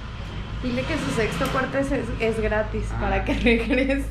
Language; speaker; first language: Spanish; native; Spanish